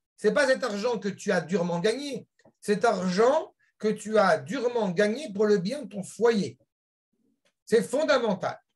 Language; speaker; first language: French; native; French